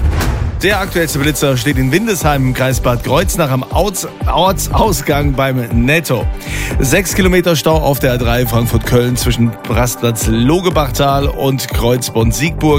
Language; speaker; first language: German; native; German